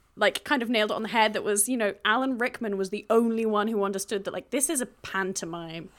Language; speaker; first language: English; native; English